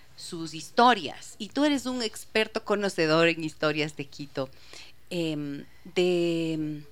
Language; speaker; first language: Spanish; native; Spanish